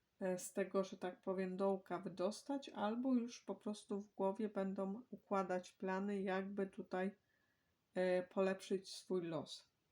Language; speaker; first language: Polish; native; Polish